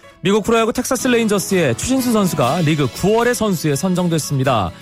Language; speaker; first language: Korean; native; Korean